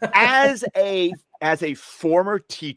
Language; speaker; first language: English; native; English